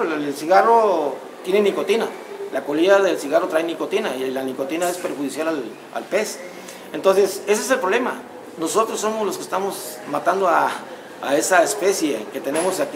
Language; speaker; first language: Spanish; native; Spanish